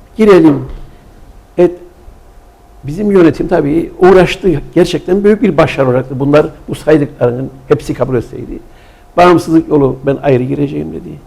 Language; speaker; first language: Turkish; native; Turkish